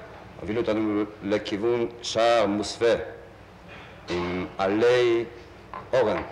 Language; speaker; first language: Hebrew; non-native, fluent; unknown